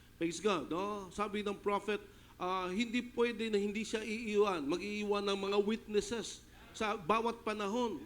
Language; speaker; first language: Filipino; non-native, local second language; Hiligaynon